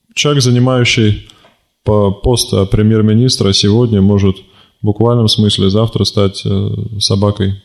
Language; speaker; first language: Russian; native; Russian